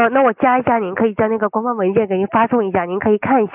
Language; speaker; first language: Chinese; native; Chinese